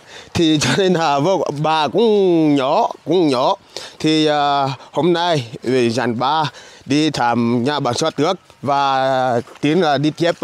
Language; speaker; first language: Vietnamese; non-native, learner; Portuguese